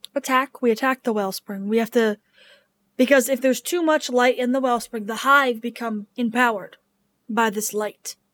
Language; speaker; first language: English; native; English